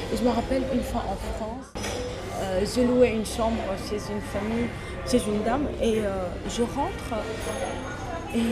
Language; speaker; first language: French; non-native, local second language; Arabic